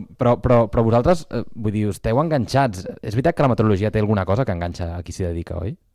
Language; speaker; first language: Catalan; native; Catalan